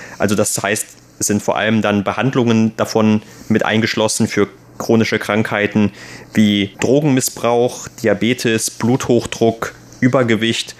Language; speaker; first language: German; native; German